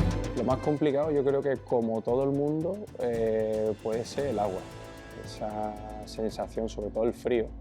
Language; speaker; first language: Spanish; native; Spanish